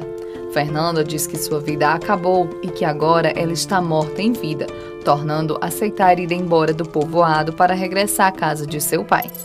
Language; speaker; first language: Portuguese; native; Portuguese